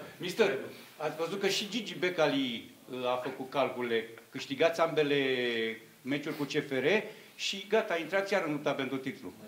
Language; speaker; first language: Romanian; native; Romanian